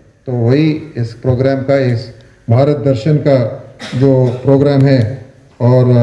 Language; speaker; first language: Hindi; non-native, local second language; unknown